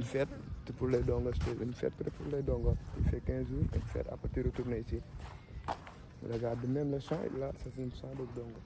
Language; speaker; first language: French; non-native, local second language; Wolof